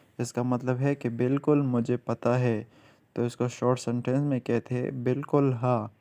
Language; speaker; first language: Urdu; native; Urdu